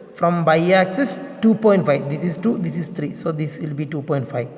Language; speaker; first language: English; non-native, local second language; Malayalam